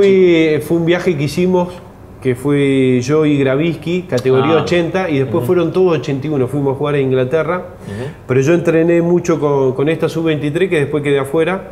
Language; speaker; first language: Spanish; native; Spanish